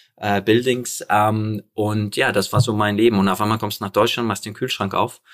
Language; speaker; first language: German; early bilingual, other home language; Polish